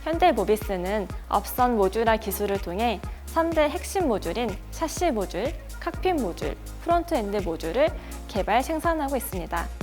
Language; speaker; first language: Korean; native; Korean